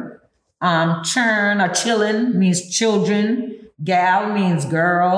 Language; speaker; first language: English; early bilingual, other home language; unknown